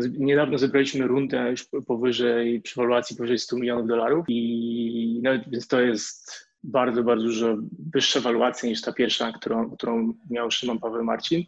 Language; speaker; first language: Polish; native; Polish